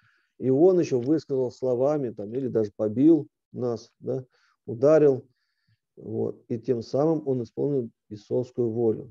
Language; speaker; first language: Russian; native; Russian